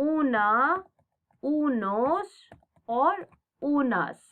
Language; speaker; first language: Spanish; non-native, fluent; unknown